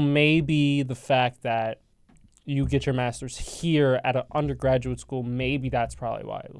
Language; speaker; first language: English; native; English